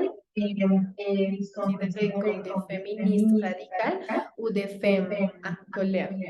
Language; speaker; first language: French; non-native, learner; Spanish